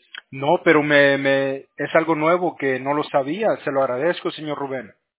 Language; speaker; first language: Spanish; native; Spanish